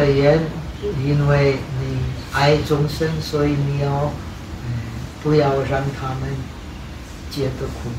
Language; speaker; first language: Chinese; non-native, fluent; Czech